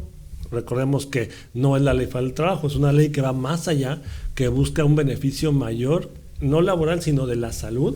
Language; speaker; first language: Spanish; native; Spanish